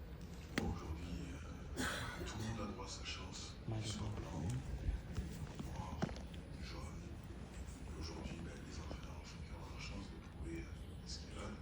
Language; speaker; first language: French; native; French